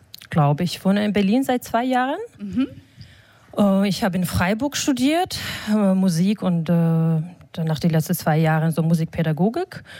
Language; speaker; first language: German; non-native, fluent; Georgian